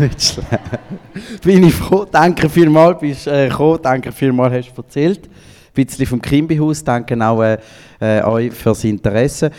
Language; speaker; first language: German; native; German